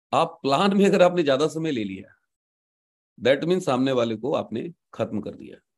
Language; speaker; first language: Hindi; native; Hindi